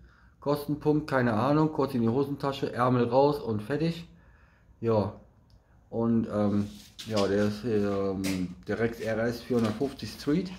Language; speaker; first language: German; native; German